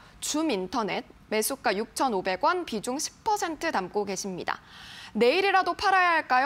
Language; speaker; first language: Korean; native; Korean